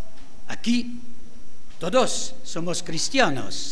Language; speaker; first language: Spanish; non-native, fluent; French